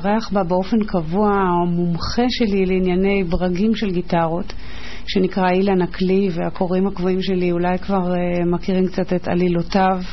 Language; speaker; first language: Hebrew; native; Hebrew